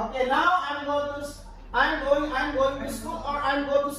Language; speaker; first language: English; non-native, fluent; Indonesian